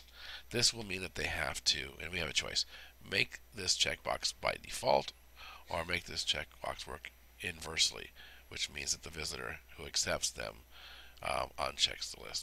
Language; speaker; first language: English; native; English